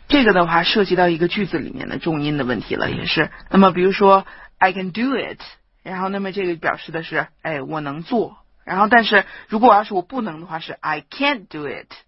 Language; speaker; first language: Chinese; native; Chinese